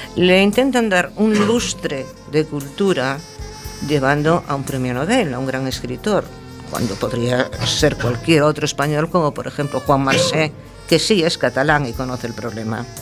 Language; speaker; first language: Spanish; non-native, local second language; Galician